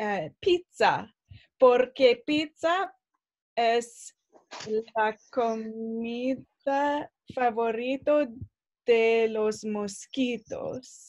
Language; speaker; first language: Spanish; non-native, learner; English